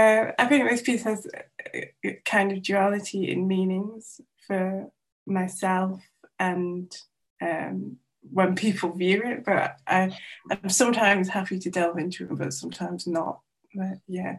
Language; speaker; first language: English; non-native, local second language; Welsh